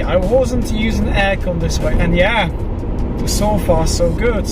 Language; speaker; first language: English; non-native, fluent; Polish